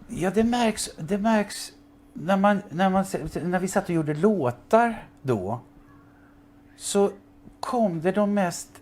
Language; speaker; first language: Swedish; native; Swedish